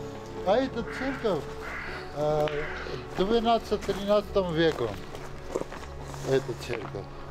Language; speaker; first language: Russian; non-native, local second language; Armenian